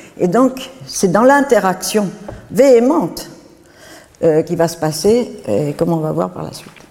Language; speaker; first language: French; native; French